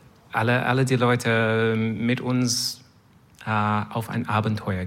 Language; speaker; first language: German; non-native, learner; French